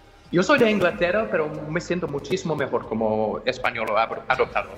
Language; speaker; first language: Spanish; non-native, fluent; English